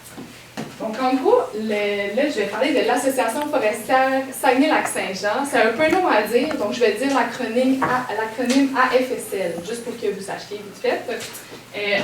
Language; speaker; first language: French; native; French